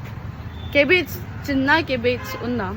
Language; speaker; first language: Telugu; non-native, learner; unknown